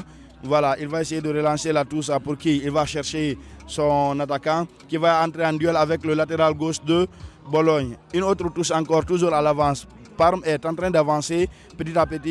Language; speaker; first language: French; non-native, local second language; Fula